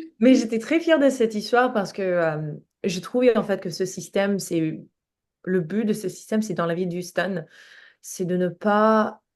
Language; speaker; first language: French; non-native, fluent; English